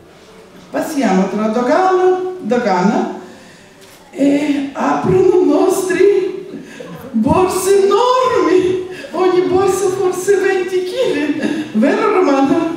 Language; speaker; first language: Italian; non-native, learner; Russian